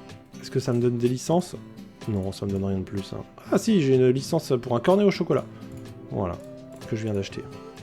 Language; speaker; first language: French; native; French